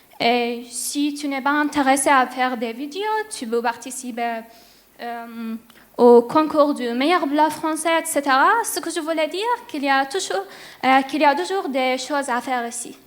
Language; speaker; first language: French; non-native, learner; Arabic